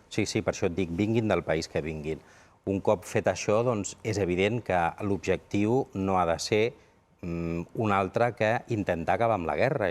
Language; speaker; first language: Catalan; non-native, local second language; Spanish